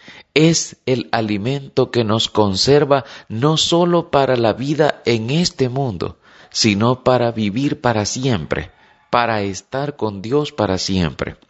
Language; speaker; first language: Spanish; native; Spanish